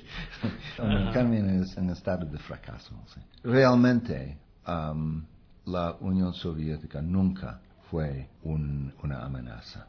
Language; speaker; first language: Spanish; non-native, fluent; English